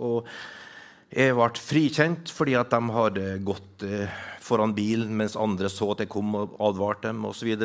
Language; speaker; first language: Norwegian; native; Norwegian